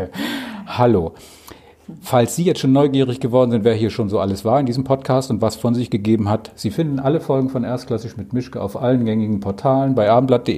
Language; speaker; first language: German; native; German